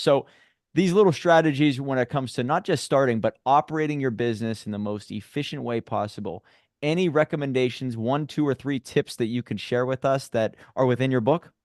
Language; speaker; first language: English; native; English